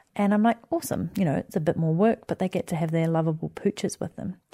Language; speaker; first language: English; native; English